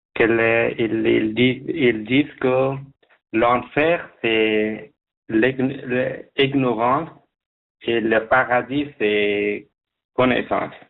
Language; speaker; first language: French; non-native, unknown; Persian